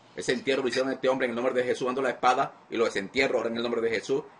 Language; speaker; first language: Spanish; native; Spanish